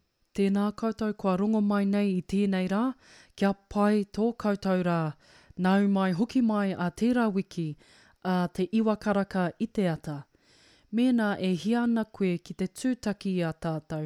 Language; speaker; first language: Māori; non-native, local second language; English